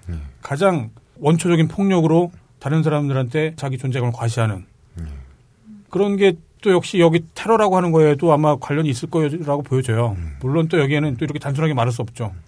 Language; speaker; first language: Korean; native; Korean